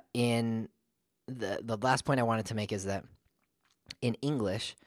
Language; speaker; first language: English; native; English